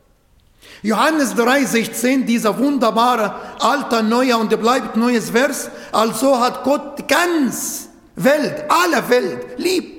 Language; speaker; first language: German; non-native, fluent; Arabic